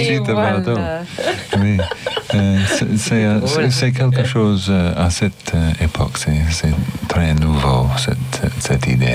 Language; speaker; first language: French; non-native, learner; English